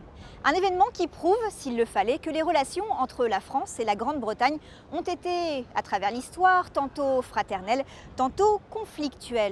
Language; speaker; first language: French; native; French